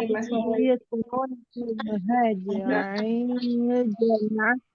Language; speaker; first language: Arabic; non-native, learner; Indonesian